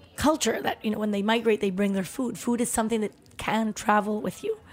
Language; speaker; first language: English; early bilingual, other home language; Spanish